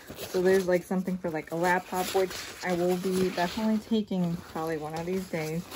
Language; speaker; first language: English; native; English